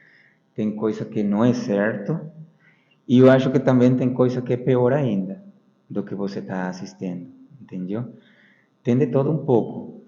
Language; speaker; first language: Portuguese; non-native, fluent; Spanish